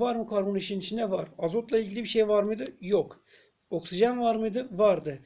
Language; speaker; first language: Turkish; native; Turkish